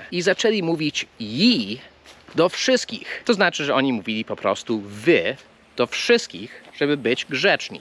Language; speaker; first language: Polish; non-native, fluent; English